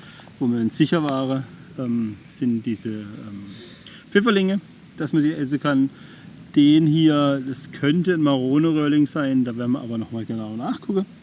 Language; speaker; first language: German; native; German